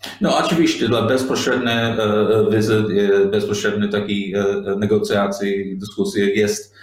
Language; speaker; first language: Polish; non-native, learner; English